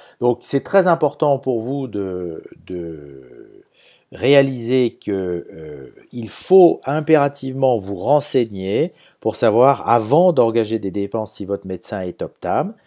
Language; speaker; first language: French; native; French